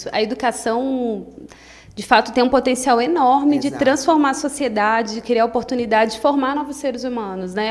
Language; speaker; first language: Portuguese; native; Portuguese